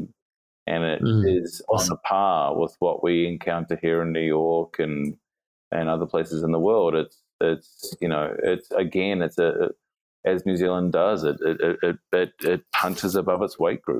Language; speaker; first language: English; native; English